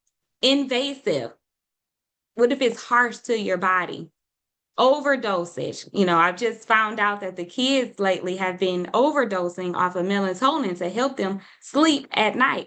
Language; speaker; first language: English; native; English